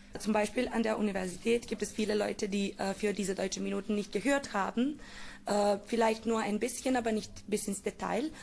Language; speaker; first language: German; non-native, learner; Serbian